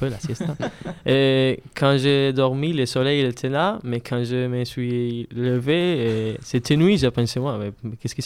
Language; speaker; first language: French; non-native, learner; Spanish